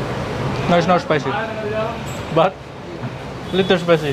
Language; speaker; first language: English; non-native, learner; Indonesian